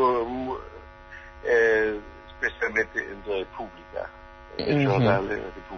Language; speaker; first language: Spanish; non-native, learner; German